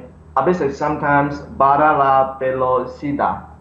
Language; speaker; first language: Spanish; non-native, learner; English